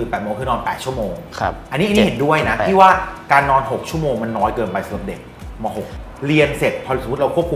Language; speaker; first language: Thai; native; Thai